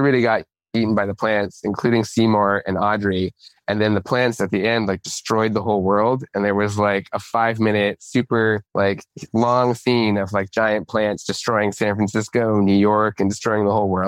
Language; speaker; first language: English; native; English